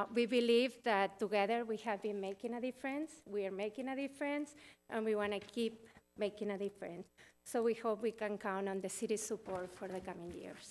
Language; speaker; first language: English; non-native, fluent; Spanish